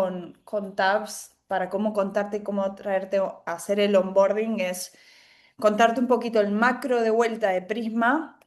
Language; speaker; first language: Spanish; native; Spanish